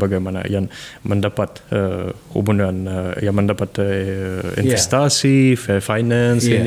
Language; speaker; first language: Indonesian; non-native, fluent; Russian